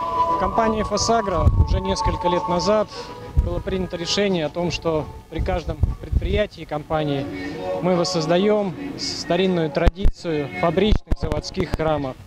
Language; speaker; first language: Russian; native; Russian